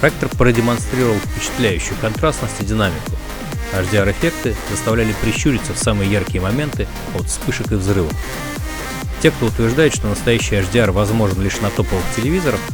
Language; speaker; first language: Russian; native; Russian